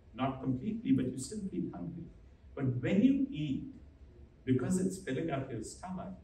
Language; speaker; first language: English; non-native, local second language; Hindi